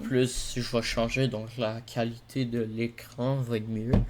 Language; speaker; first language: French; native; French